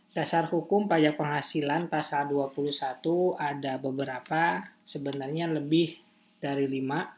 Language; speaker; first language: Indonesian; native; Indonesian